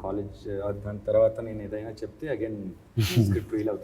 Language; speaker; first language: Telugu; non-native, learner; Tamil